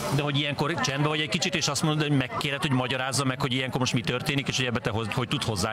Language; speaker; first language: Hungarian; native; Hungarian